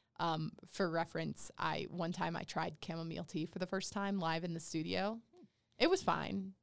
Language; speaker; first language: English; native; English